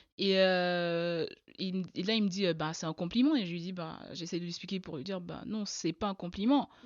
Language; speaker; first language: French; early bilingual, other home language; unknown